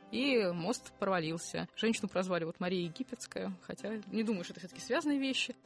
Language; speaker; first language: Russian; native; Russian